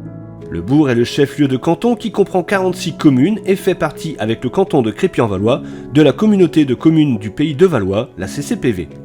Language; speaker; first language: French; native; French